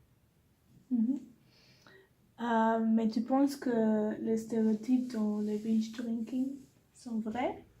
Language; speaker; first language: French; non-native, learner; English